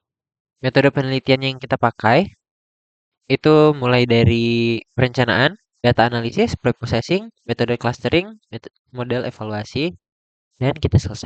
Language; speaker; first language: Indonesian; native; Indonesian